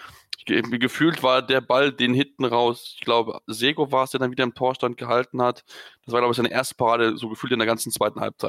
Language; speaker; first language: German; native; German